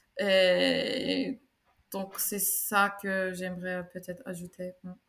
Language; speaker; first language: French; non-native, fluent; Turkish